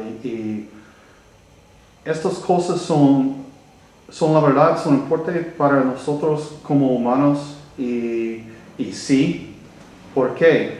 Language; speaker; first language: Spanish; non-native, learner; English